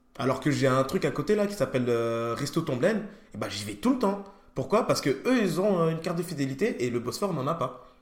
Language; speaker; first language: French; early bilingual, other home language; Ewe